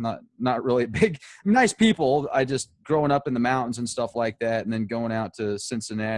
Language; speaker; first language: English; native; English